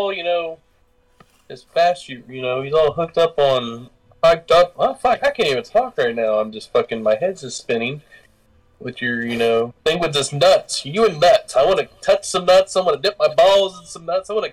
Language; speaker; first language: English; native; English